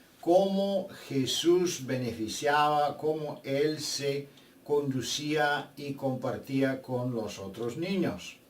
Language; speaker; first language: Spanish; non-native, fluent; Bulgarian